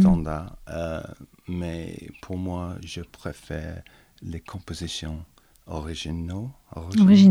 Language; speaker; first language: French; non-native, learner; English